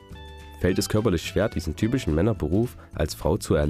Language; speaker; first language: German; native; German